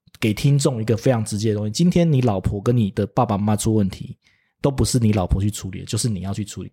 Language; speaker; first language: Chinese; native; Chinese